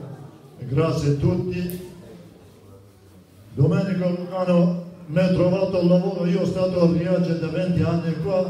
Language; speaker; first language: Italian; non-native, fluent; Kurdish